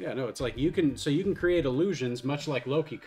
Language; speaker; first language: English; native; English